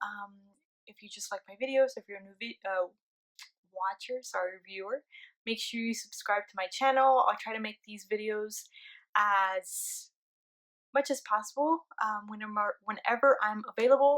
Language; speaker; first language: English; early bilingual, other home language; Spanish